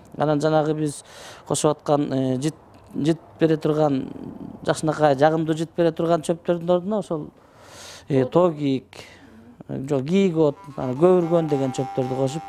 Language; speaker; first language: Kyrgyz; native; Kyrgyz